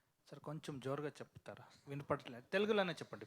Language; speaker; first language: Telugu; non-native, learner; Kannada